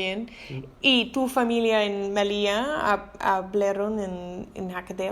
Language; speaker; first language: Spanish; non-native, learner; English